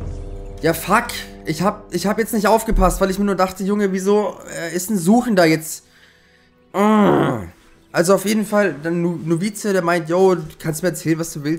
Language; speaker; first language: German; native; German